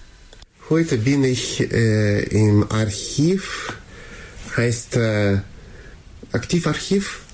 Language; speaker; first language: German; non-native, fluent; Russian